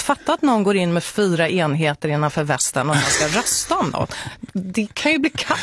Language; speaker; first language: Swedish; native; Swedish